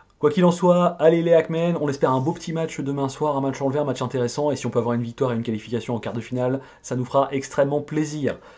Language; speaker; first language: French; native; French